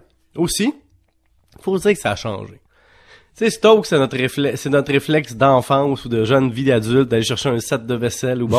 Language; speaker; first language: French; native; French